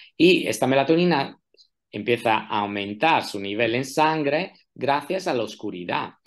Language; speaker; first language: Spanish; non-native, fluent; Italian